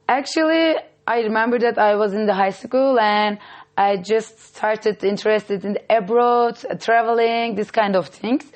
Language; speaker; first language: English; non-native, fluent; Turkish